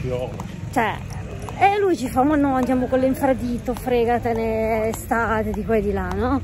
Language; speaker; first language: Italian; native; Italian